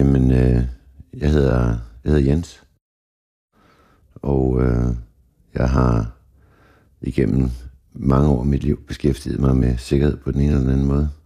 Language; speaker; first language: Danish; native; Danish